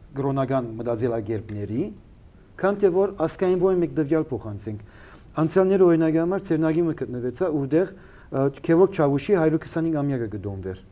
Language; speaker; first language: Armenian; early bilingual, heritage; Armenian